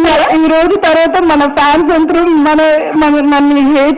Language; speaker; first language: Telugu; non-native, learner; Tamil